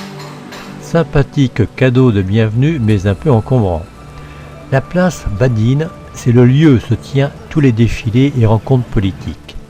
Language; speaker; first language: French; native; French